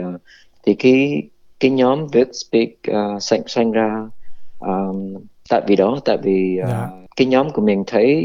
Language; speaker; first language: Vietnamese; early bilingual, heritage; Vietnamese